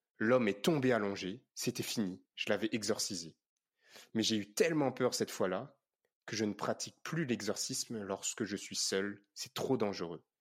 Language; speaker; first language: French; native; French